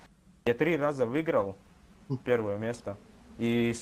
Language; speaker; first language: Russian; non-native, local second language; Latvian